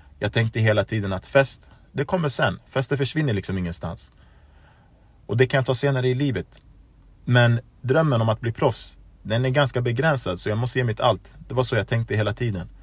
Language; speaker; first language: Swedish; early bilingual, other home language; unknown